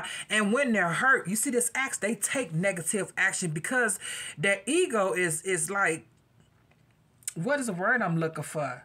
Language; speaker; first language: English; native; English